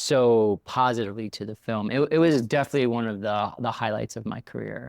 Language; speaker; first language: English; native; English